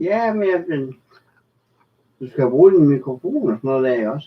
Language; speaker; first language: Danish; native; Danish